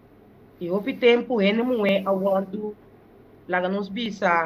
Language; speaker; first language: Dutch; non-native, local second language; Papiamento